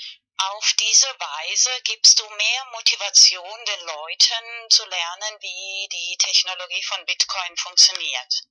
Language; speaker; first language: German; non-native, fluent; Spanish